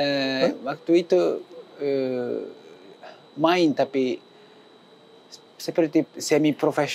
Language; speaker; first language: Indonesian; non-native, learner; Japanese